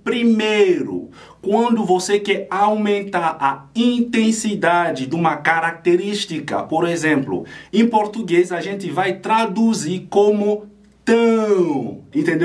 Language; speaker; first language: Portuguese; non-native, fluent; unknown